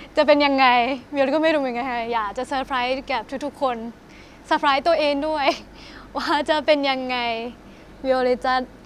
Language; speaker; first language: Thai; non-native, fluent; Japanese